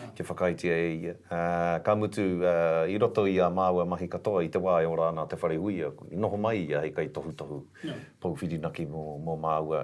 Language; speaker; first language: Māori; non-native, local second language; English